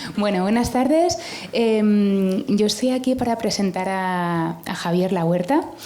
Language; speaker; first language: Spanish; native; Spanish